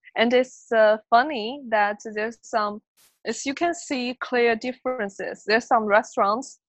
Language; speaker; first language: English; non-native, fluent; Chinese